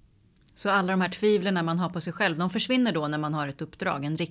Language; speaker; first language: Swedish; native; Swedish